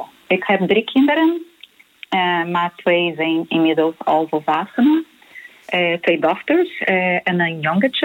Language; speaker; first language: Dutch; non-native, learner; Portuguese